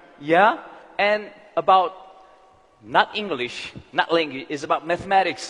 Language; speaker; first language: English; non-native, learner; Korean